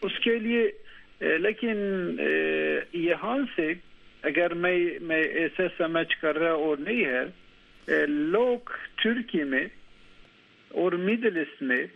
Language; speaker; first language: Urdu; non-native, learner; Turkish